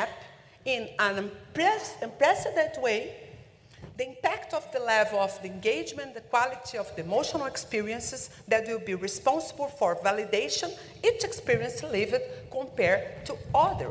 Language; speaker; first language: English; non-native, learner; Portuguese